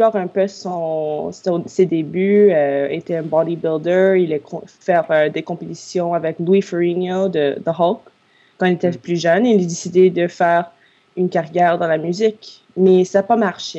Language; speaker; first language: French; non-native, local second language; English